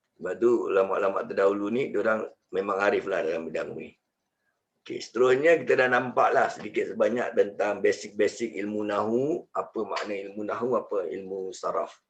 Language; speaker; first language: Malay; native; Malay